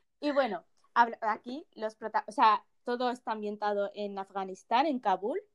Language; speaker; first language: Spanish; early bilingual, other home language; Arabic